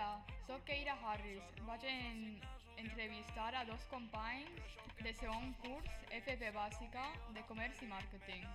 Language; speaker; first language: Catalan; non-native, local second language; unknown